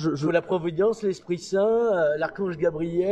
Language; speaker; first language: French; native; French